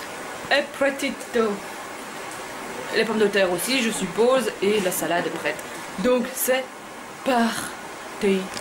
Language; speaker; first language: French; native; French